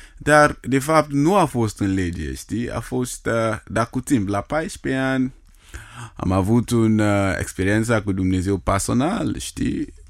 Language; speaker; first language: Romanian; non-native, fluent; Yoruba